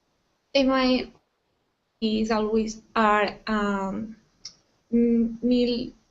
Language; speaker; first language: English; non-native, learner; Portuguese